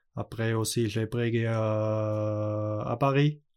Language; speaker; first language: French; non-native, learner; German